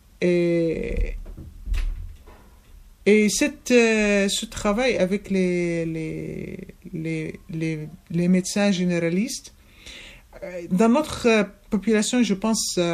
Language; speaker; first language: French; non-native, fluent; Arabic